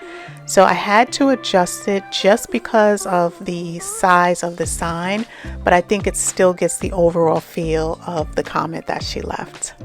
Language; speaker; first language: English; native; English